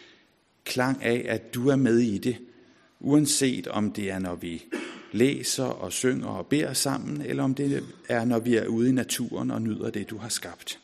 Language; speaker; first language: Danish; native; Danish